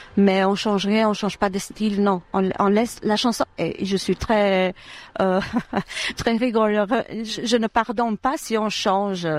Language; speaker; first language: French; non-native, fluent; Albanian